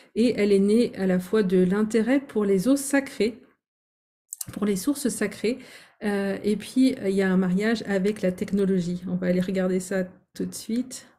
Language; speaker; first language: French; native; French